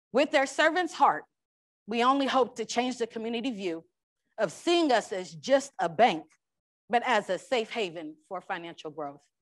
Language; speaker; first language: English; native; English